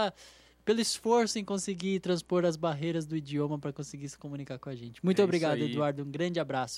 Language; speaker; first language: Portuguese; native; Portuguese